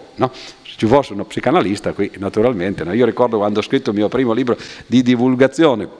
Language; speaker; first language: Italian; native; Italian